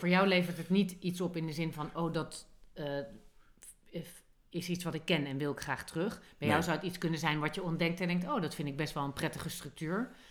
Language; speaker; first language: Dutch; native; Dutch